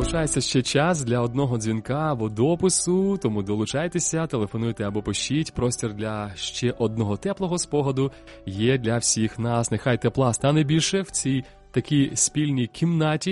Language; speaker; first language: Ukrainian; native; Ukrainian